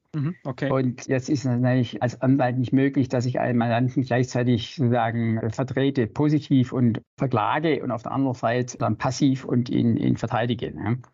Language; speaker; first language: German; native; German